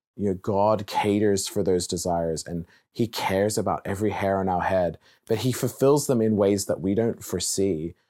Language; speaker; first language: English; native; English